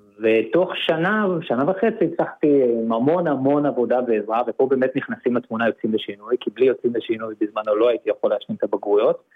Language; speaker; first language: Hebrew; native; Hebrew